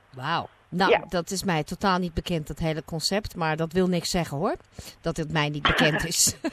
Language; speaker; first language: Dutch; native; Dutch